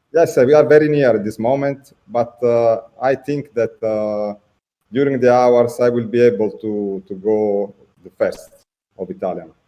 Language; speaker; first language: English; non-native, learner; Italian